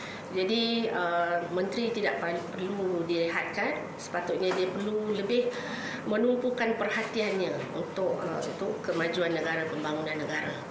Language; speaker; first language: Malay; native; Malay